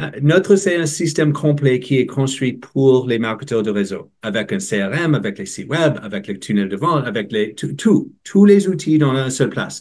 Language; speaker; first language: French; non-native, learner; English